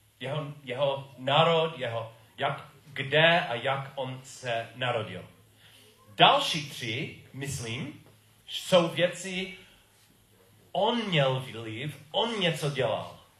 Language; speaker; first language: Czech; non-native, learner; English